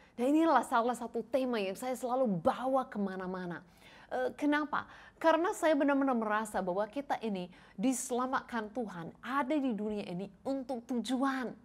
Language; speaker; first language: Indonesian; non-native, fluent; English